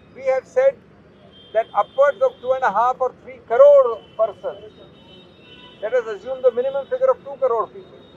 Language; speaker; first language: English; non-native, local second language; Hindi